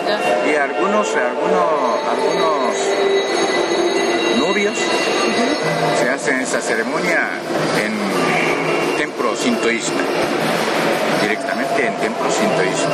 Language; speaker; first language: Spanish; non-native, fluent; Japanese